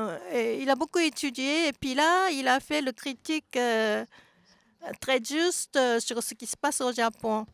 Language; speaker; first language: French; non-native, fluent; Japanese